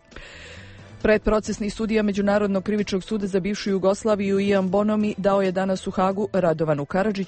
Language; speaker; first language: Croatian; native; Croatian